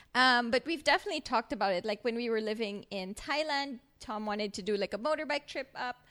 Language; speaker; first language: English; non-native, local second language; Filipino